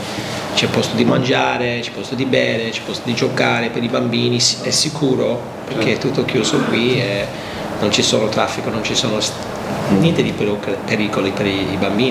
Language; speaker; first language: Italian; non-native, learner; English